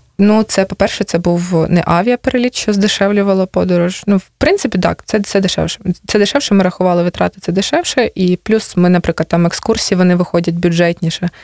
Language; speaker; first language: Ukrainian; native; Ukrainian